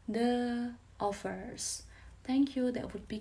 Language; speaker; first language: English; non-native, fluent; Indonesian